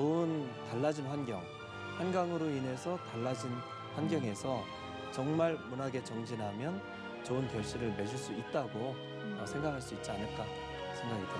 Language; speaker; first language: Korean; native; Korean